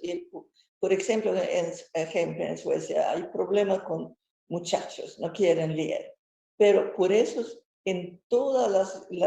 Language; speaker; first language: Spanish; non-native, fluent; Swedish